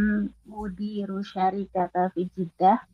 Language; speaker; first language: Arabic; non-native, learner; Indonesian